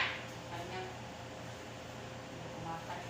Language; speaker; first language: Indonesian; non-native, learner; Filipino